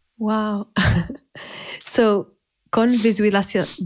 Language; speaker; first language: Spanish; non-native, fluent; English